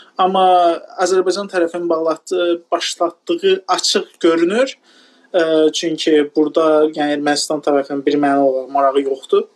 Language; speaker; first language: Azerbaijani; non-native, local second language; Talysh